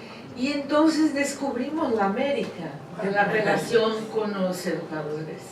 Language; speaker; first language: Spanish; non-native, fluent; Portuguese